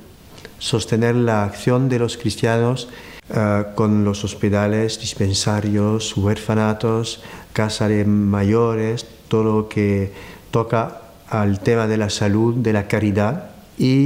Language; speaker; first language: Spanish; non-native, fluent; French